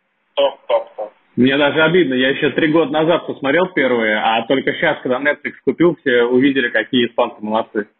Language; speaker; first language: Russian; native; Russian